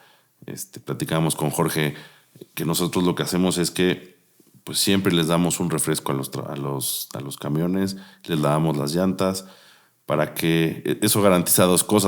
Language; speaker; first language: Spanish; native; Spanish